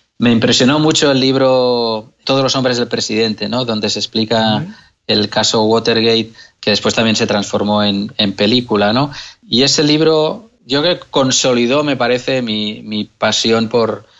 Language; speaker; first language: Spanish; non-native, local second language; Catalan